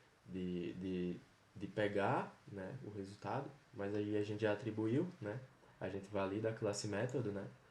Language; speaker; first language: Portuguese; native; Portuguese